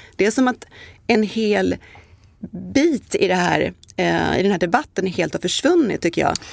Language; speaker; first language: Swedish; early bilingual, other home language; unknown